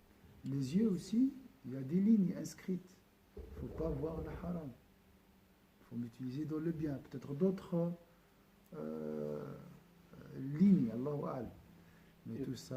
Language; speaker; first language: French; non-native, local second language; Arabic